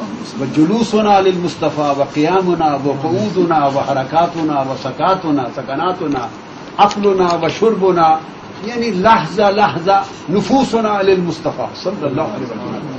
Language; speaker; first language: Arabic; non-native, learner; Urdu